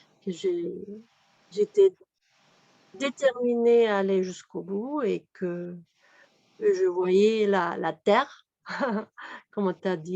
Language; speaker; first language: French; non-native, fluent; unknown